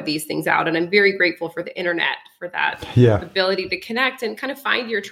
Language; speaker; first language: English; early bilingual, other home language; French